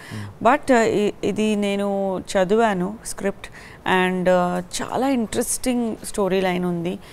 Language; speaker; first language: Telugu; non-native, fluent; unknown